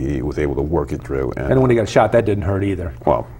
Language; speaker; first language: English; native; English